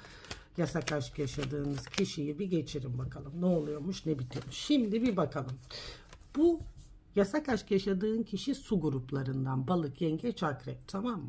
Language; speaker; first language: Turkish; early bilingual, heritage; Turkish